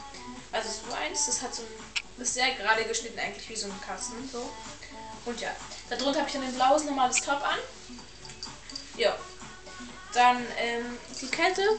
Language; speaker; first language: German; native; German